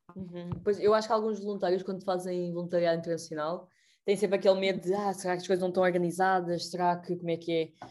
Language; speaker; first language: Portuguese; native; Portuguese